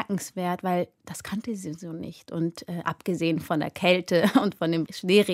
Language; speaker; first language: German; early bilingual, other home language; Amharic